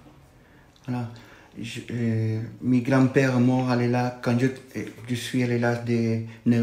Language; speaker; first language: French; non-native, fluent; Spanish